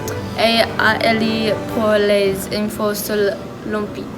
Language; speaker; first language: French; non-native, learner; English